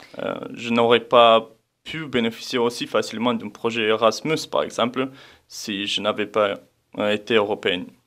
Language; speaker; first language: French; non-native, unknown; Romanian